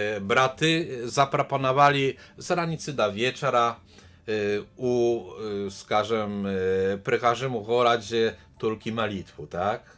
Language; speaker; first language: Polish; non-native, learner; Belarusian